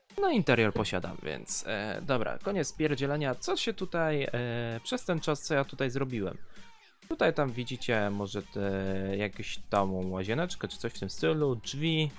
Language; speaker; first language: Polish; native; Polish